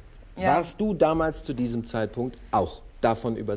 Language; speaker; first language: German; native; German